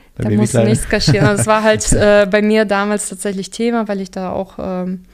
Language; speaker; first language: German; non-native, local second language; Russian